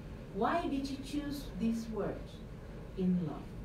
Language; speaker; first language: English; non-native, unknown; Indonesian